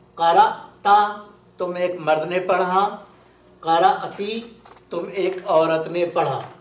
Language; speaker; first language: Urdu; native; Urdu